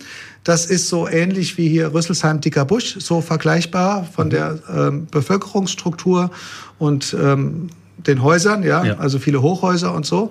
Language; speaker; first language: German; native; German